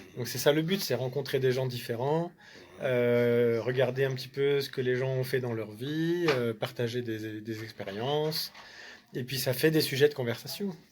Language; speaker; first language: French; native; French